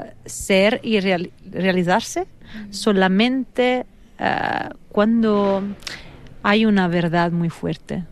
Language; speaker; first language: Spanish; non-native, fluent; Italian